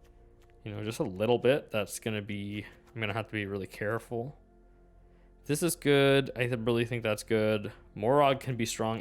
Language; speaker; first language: English; native; English